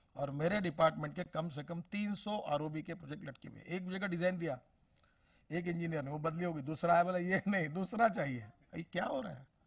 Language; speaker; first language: Hindi; non-native, local second language; Marathi